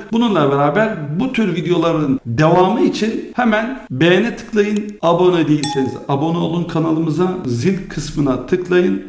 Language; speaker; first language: Turkish; early bilingual, heritage; Turkish